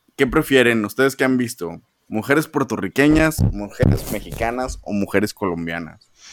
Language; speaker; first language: Spanish; native; Spanish